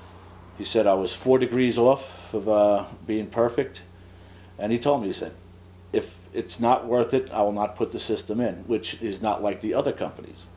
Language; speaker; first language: English; native; English